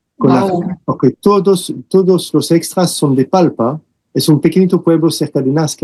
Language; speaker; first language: Spanish; non-native, fluent; French